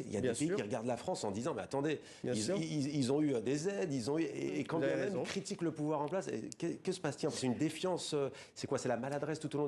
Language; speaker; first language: French; native; French